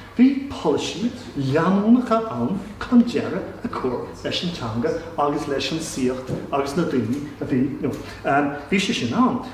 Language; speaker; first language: Irish; non-native, local second language; English